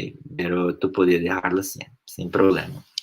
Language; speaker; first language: Spanish; non-native, fluent; Portuguese